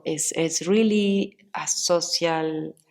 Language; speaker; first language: English; non-native, learner; Spanish